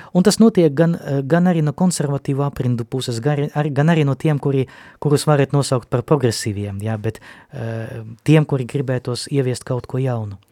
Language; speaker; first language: Latvian; non-native, local second language; Russian